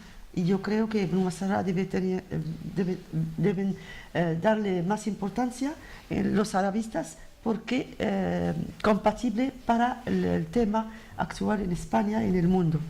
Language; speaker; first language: Spanish; non-native, fluent; Arabic